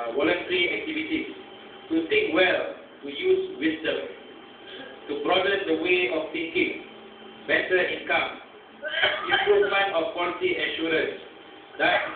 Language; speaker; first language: English; non-native, local second language; Malay